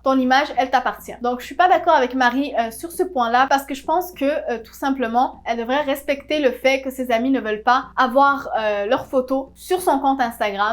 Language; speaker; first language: French; native; French